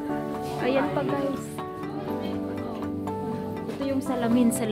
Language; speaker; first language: Filipino; native; Filipino